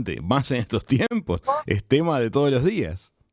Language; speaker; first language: Spanish; native; Spanish